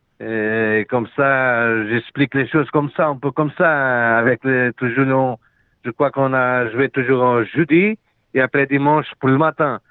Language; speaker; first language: French; non-native, learner; Portuguese